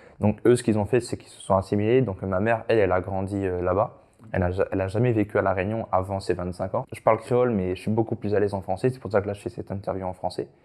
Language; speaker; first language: French; native; French